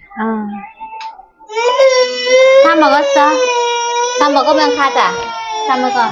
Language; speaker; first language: Korean; non-native, learner; Vietnamese